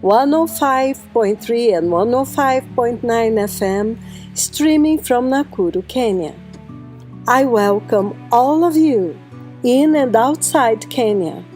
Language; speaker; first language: English; non-native, fluent; Portuguese